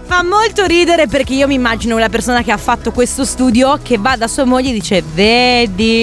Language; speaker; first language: Italian; native; Italian